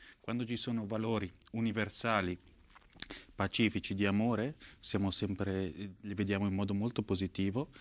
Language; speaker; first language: Italian; early bilingual, other home language; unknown